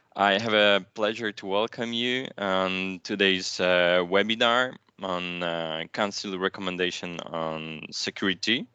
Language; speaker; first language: English; non-native, fluent; Polish